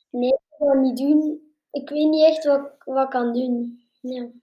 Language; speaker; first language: Dutch; native; Dutch